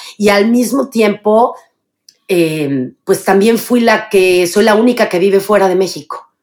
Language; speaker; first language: Spanish; native; Spanish